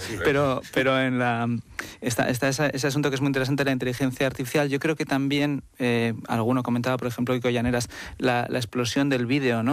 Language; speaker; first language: Spanish; native; Spanish